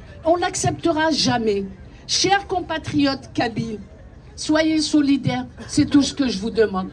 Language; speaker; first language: French; non-native, local second language; Kabyle